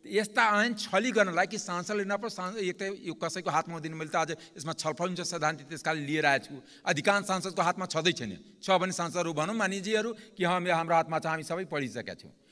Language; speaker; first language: Nepali; non-native, local second language; Maithili